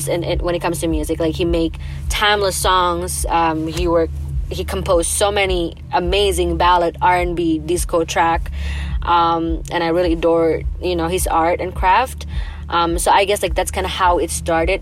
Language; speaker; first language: English; non-native, fluent; Indonesian